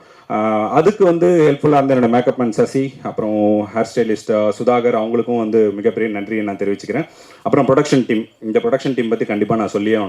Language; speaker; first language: Tamil; native; Tamil